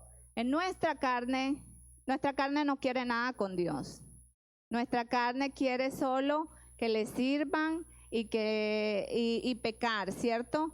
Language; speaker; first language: Spanish; native; Spanish